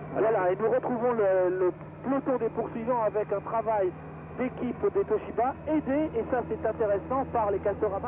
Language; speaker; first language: French; native; French